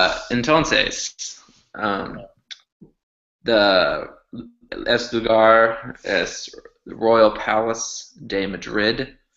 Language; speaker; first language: Spanish; non-native, learner; English